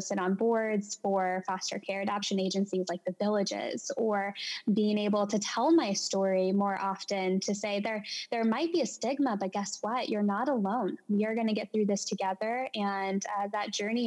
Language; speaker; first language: English; native; English